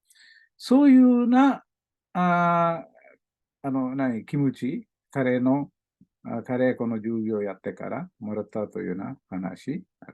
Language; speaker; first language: Japanese; non-native, learner; Malayalam